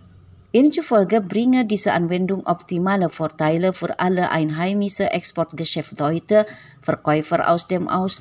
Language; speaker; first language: German; non-native, fluent; Indonesian